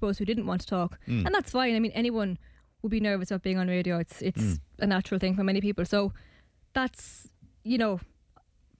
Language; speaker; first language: English; native; English